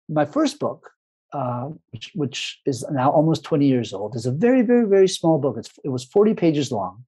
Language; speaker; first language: English; early bilingual, other home language; Spanish